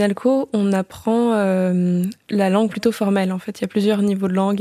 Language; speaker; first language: French; early bilingual, other home language; Indonesian